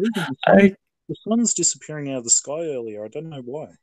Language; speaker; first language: English; native; English